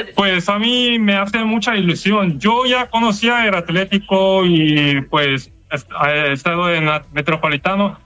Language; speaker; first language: Spanish; non-native, learner; Korean